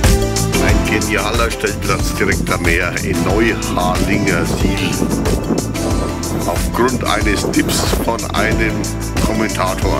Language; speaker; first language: German; native; German